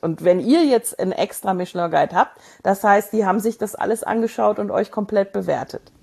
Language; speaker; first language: German; native; German